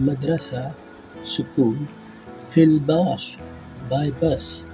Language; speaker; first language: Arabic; non-native, fluent; Urdu